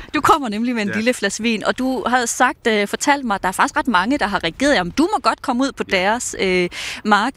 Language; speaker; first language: Danish; native; Danish